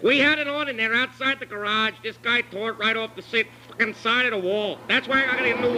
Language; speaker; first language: English; native; English